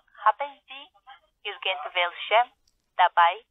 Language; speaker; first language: German; non-native, learner; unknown